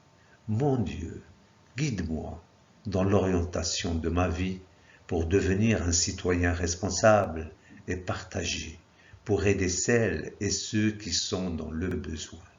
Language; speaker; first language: French; non-native, local second language; Arabic